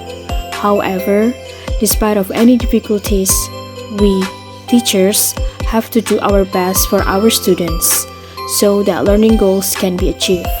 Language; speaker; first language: English; non-native, fluent; Indonesian